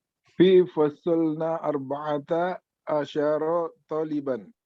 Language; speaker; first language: Arabic; non-native, learner; Indonesian